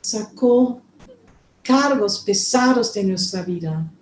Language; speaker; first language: Spanish; non-native, fluent; German